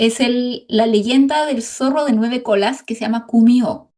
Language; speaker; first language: Spanish; native; Spanish